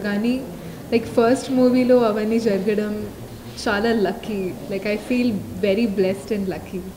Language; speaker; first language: Telugu; non-native, fluent; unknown